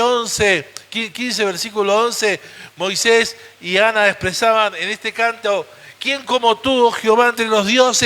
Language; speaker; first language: Spanish; native; Spanish